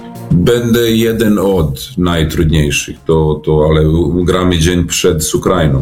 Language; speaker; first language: Polish; non-native, learner; Serbian